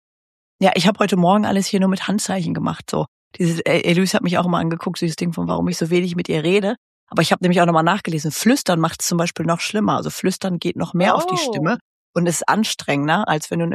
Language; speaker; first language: German; native; German